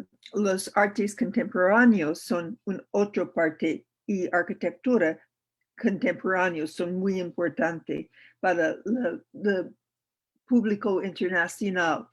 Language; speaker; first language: Spanish; non-native, learner; English